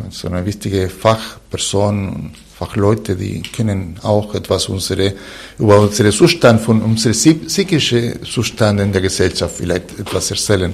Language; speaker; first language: German; non-native, fluent; Spanish